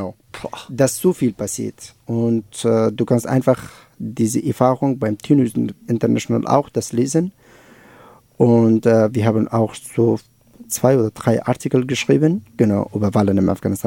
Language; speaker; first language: German; non-native, learner; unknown